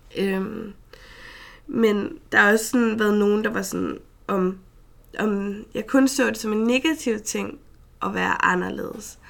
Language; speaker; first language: Danish; native; Danish